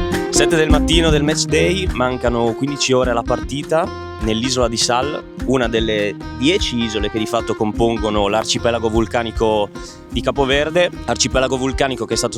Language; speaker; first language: Italian; native; Italian